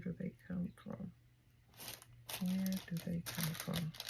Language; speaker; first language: English; native; English